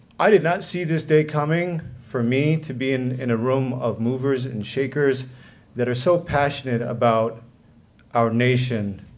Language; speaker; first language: English; early bilingual, other home language; Assyrian Neo-Aramaic